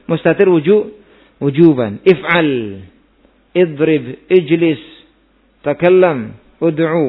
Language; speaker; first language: Arabic; non-native, fluent; Indonesian